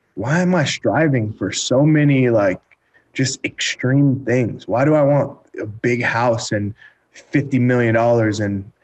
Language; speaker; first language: English; native; English